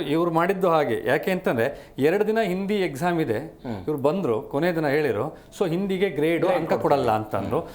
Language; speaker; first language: Kannada; native; Kannada